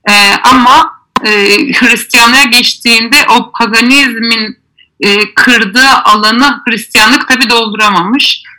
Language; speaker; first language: Turkish; native; Turkish